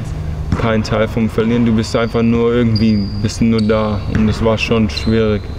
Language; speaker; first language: German; early bilingual, heritage; English